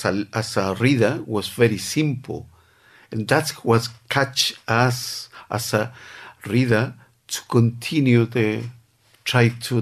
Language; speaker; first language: English; non-native, fluent; Spanish